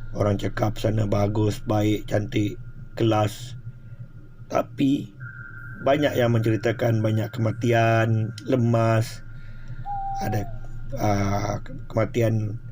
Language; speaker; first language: Malay; non-native, local second language; Iban